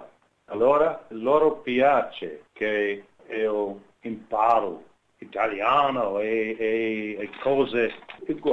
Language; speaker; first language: Italian; non-native, learner; English